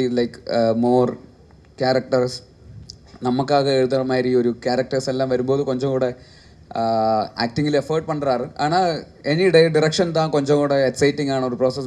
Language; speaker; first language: Tamil; non-native, learner; Malayalam